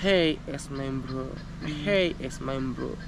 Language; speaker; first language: Dutch; non-native, learner; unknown